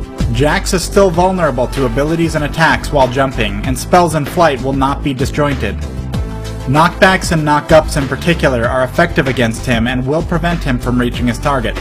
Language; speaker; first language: English; native; English